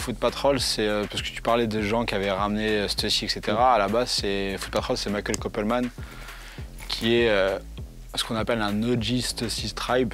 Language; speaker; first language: French; native; French